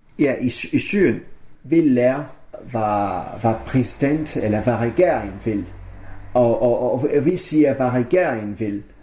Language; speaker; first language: Danish; non-native, learner; Arabic